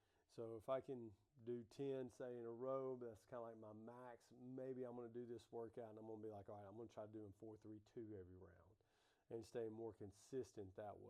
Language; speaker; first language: English; native; English